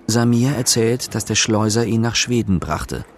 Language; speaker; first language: German; native; German